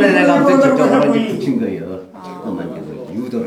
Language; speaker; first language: Korean; native; Korean